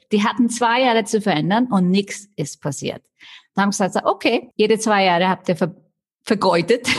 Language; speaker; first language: German; non-native, fluent; Icelandic